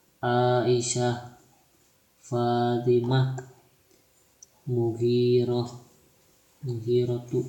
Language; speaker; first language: Arabic; non-native, learner; Indonesian